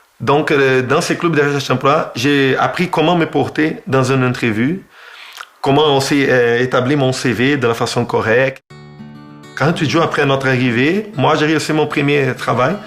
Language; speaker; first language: French; non-native, fluent; Portuguese